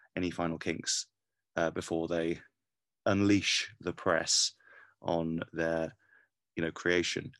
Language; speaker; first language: English; native; English